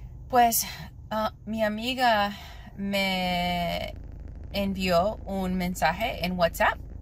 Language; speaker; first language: Spanish; non-native, learner; English